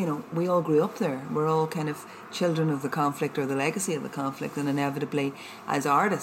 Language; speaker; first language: English; native; English